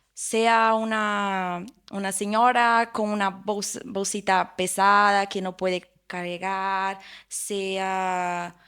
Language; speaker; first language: Spanish; non-native, fluent; Portuguese